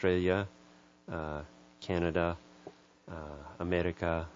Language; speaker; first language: Japanese; non-native, learner; English